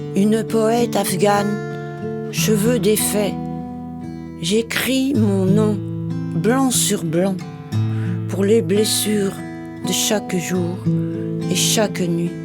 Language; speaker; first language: French; native; French